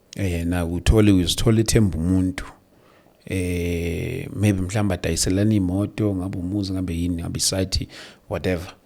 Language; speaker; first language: Zulu; native; Zulu